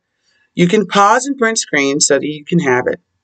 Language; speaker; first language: English; native; English